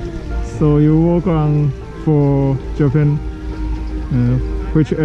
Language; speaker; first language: English; non-native, learner; Chinese